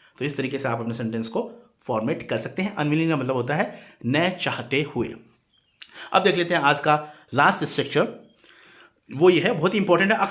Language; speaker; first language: Hindi; native; Hindi